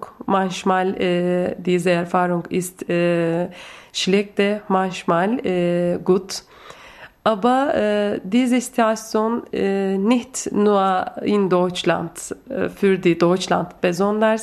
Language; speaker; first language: German; non-native, learner; Turkish